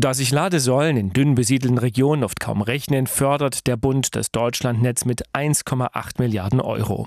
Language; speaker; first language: German; native; German